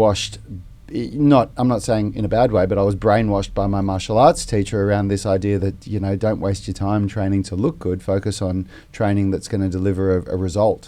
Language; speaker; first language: English; native; English